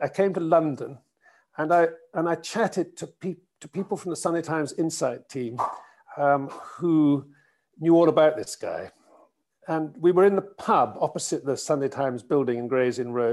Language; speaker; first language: English; native; English